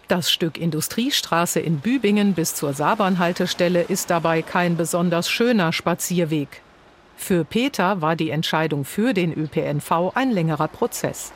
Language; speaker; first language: German; native; German